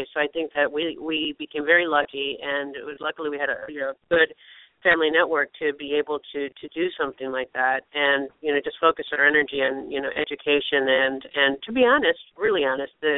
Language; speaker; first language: English; native; English